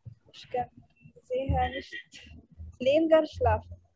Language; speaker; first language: German; non-native, learner; Arabic